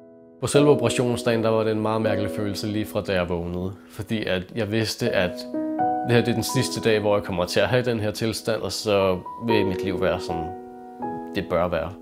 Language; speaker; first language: Danish; native; Danish